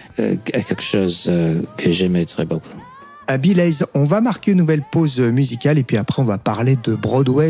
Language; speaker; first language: French; non-native, fluent; English